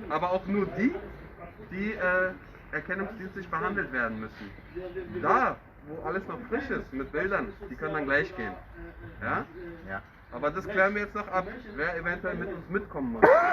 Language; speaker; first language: German; native; German